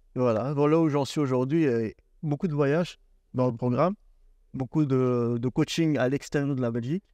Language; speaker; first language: French; native; French